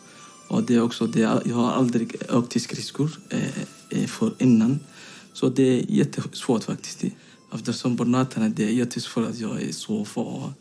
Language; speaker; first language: Swedish; non-native, fluent; Somali